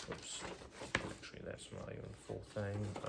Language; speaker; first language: English; native; English